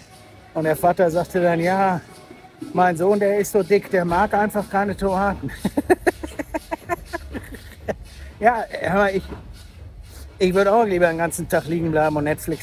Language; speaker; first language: German; native; German